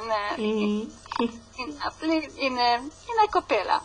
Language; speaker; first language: Greek; non-native, learner; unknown